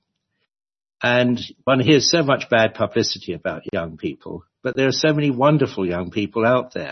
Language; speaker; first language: English; native; English